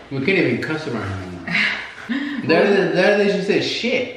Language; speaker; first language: English; non-native, fluent; Spanish